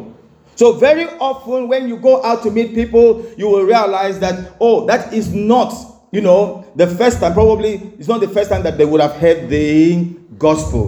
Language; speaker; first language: English; non-native, local second language; Igbo